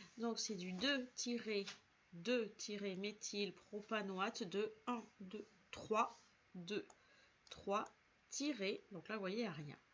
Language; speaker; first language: French; native; French